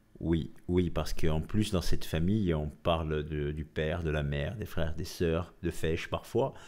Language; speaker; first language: French; native; French